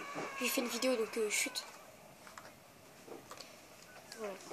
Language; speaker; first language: French; native; French